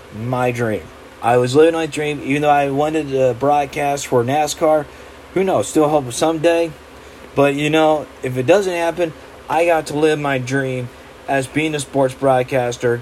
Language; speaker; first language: English; native; English